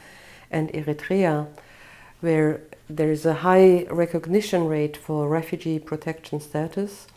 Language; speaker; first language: English; non-native, fluent; German